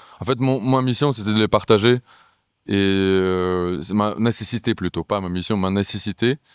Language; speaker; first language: French; non-native, fluent; Russian